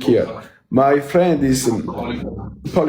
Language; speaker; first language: English; non-native, learner; Georgian